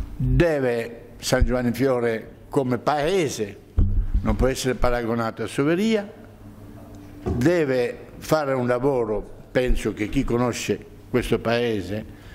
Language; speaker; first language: Italian; native; Italian